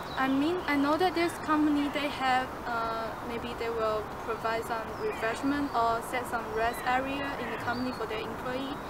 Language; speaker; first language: English; non-native, fluent; Chinese